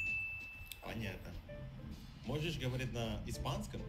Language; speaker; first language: Russian; non-native, learner; Indonesian